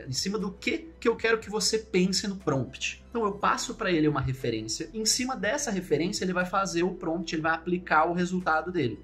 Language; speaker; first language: Portuguese; native; Portuguese